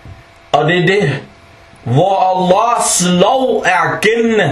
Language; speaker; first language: Danish; early bilingual, other home language; Arabic